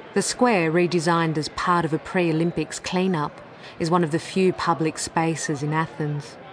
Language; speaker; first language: English; early bilingual, other home language; Greek